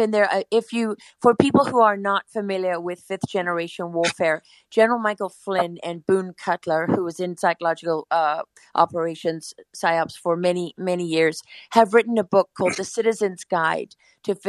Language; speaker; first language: English; native; English